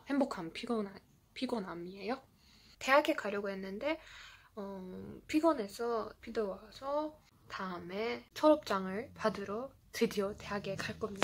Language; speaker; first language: Korean; non-native, fluent; Azerbaijani